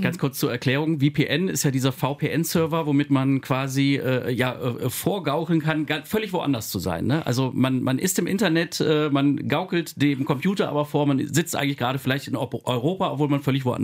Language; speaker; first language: German; native; German